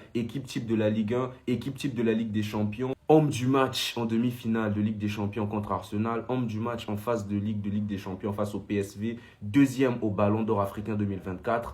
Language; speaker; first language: French; native; French